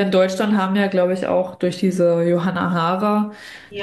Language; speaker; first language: German; native; German